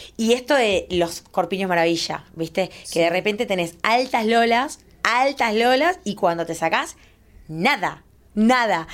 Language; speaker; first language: Spanish; native; Spanish